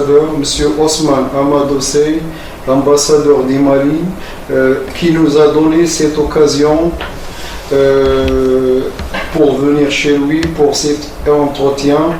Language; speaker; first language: French; non-native, local second language; Arabic